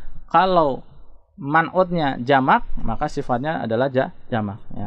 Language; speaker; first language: Indonesian; native; Indonesian